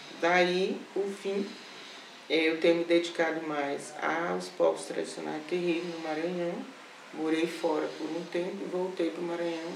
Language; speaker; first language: Portuguese; native; Portuguese